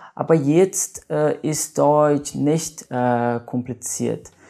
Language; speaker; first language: German; non-native, learner; Portuguese